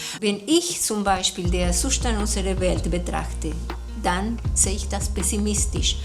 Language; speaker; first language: German; non-native, fluent; Spanish